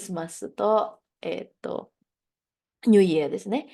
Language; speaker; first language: Japanese; non-native, fluent; Indonesian